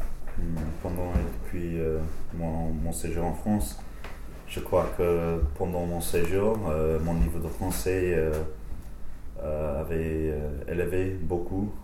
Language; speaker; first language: French; non-native, fluent; English